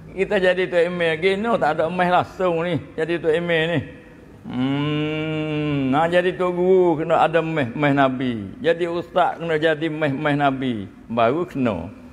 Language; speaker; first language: Malay; native; Malay